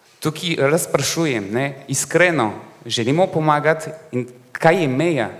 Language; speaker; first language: Slovenian; non-native, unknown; French